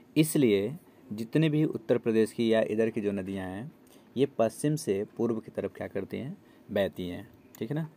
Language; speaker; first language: Hindi; native; Hindi